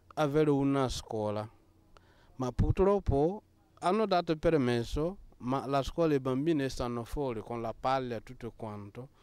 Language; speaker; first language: Italian; non-native, fluent; Mossi